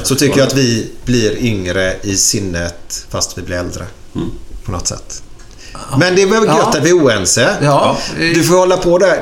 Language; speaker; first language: Swedish; native; Swedish